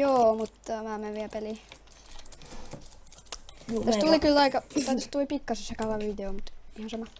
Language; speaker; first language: Finnish; native; Finnish